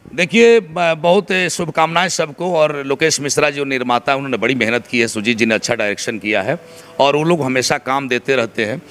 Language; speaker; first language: Hindi; native; Hindi